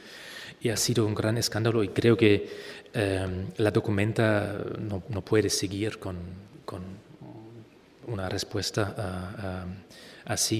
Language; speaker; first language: Spanish; non-native, fluent; German